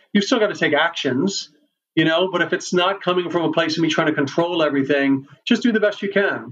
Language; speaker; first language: English; native; English